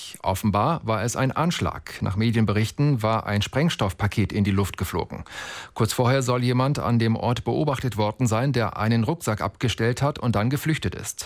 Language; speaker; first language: German; native; German